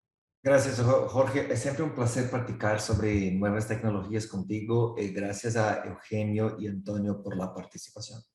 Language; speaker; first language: Spanish; non-native, fluent; Portuguese